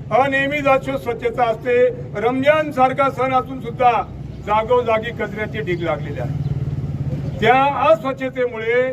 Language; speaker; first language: Hindi; non-native, local second language; Urdu